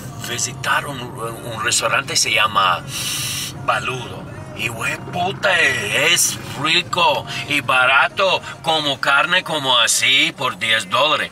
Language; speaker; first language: Spanish; non-native, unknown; English